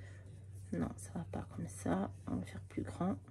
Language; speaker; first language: French; native; French